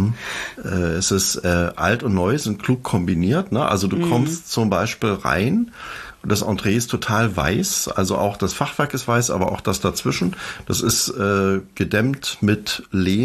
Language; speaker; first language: German; native; German